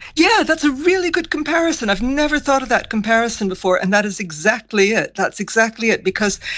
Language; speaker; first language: English; native; English